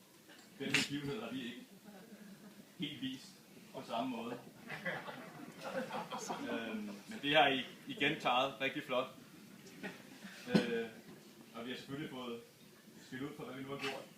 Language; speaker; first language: Danish; native; Danish